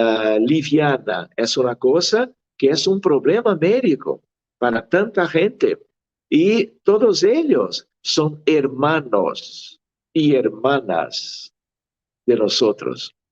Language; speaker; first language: Spanish; non-native, fluent; Portuguese